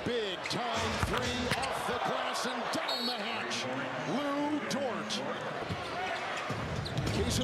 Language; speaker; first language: English; native; English